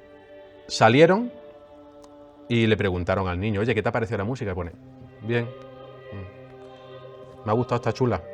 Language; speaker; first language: Spanish; native; Spanish